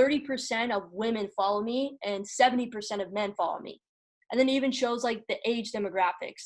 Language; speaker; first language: English; native; English